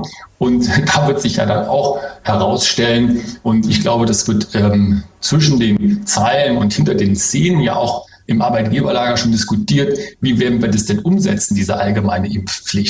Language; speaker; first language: German; native; German